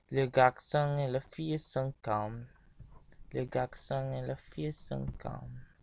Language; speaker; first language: French; non-native, learner; Spanish